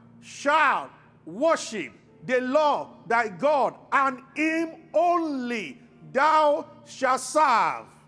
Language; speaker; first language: English; non-native, local second language; Yoruba